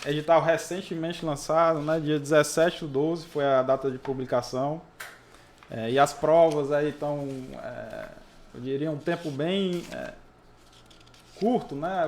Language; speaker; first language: Portuguese; native; Portuguese